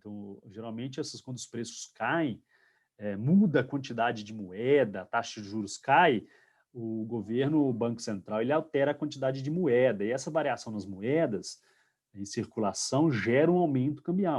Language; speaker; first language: Portuguese; native; Portuguese